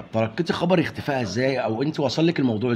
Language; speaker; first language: Arabic; native; Arabic